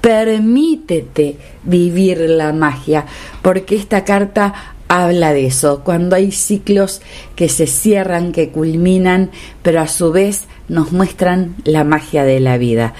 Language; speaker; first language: Spanish; native; Spanish